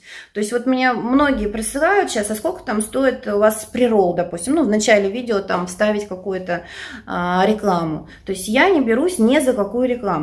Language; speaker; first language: Russian; native; Russian